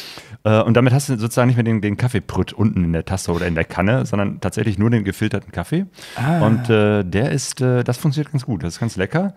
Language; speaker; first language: German; native; German